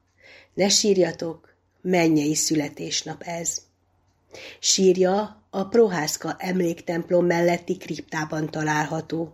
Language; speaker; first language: Hungarian; native; Hungarian